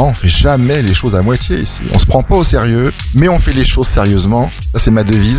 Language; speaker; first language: French; native; French